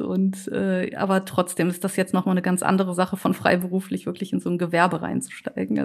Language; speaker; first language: German; native; German